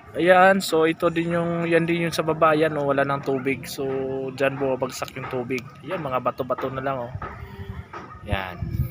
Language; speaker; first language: Filipino; native; Filipino